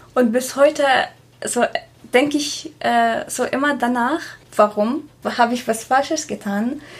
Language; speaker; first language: German; non-native, fluent; Arabic